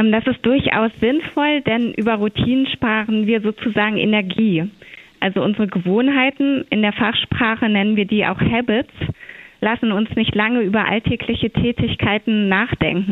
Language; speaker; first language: German; native; German